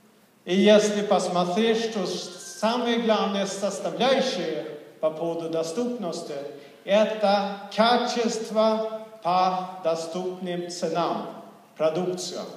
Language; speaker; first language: Russian; non-native, fluent; Swedish